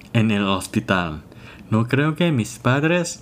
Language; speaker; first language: Spanish; non-native, fluent; Thai